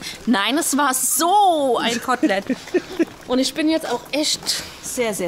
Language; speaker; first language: German; native; German